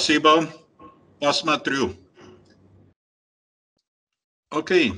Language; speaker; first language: Russian; non-native, learner; Slovak